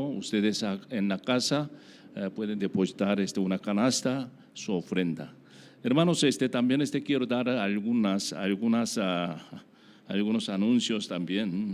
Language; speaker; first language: Spanish; non-native, learner; Korean